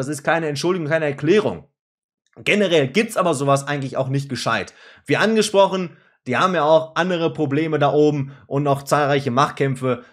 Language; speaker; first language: German; native; German